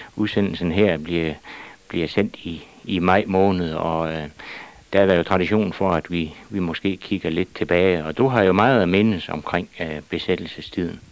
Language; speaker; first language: Danish; native; Danish